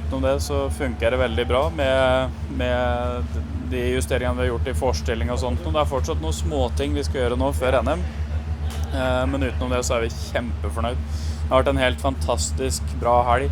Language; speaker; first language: Norwegian; native; Norwegian